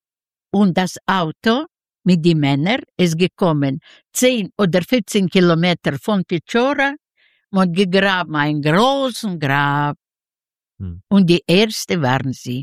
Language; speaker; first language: German; non-native, learner; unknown